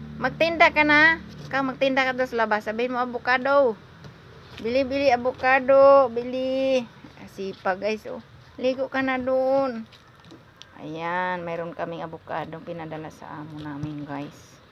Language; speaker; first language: Filipino; non-native, local second language; Cebuano